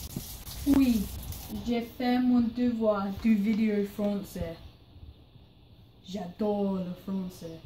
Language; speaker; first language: French; non-native, learner; English